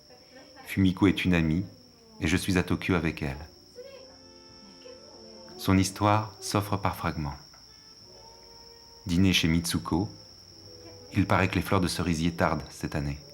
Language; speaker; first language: French; native; French